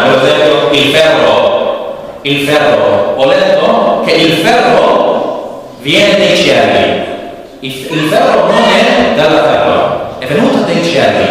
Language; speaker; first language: Italian; non-native, learner; English